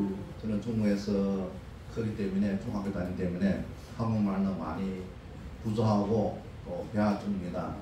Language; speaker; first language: Korean; non-native, learner; Chinese